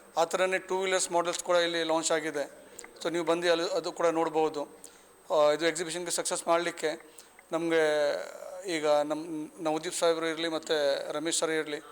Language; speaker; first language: Kannada; non-native, local second language; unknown